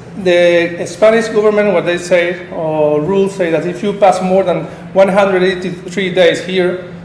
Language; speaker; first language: English; non-native, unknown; Spanish